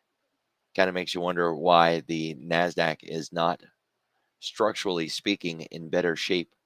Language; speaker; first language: English; native; English